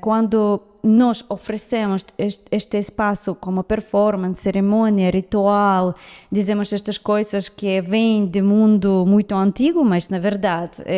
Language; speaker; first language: Portuguese; non-native, fluent; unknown